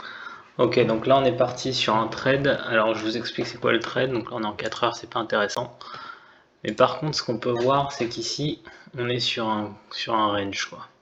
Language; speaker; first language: French; native; French